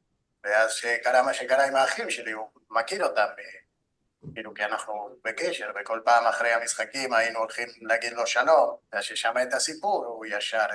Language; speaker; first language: Hebrew; non-native, fluent; Spanish